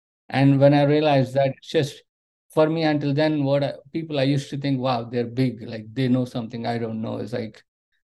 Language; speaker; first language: English; non-native, local second language; Telugu